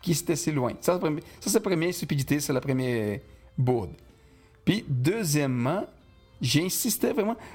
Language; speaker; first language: French; non-native, fluent; Portuguese